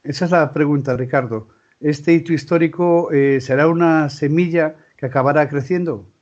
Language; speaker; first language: Spanish; non-native, local second language; Galician